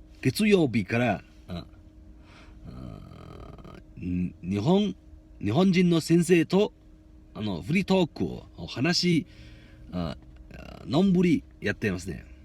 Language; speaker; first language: Japanese; non-native, learner; Mongolian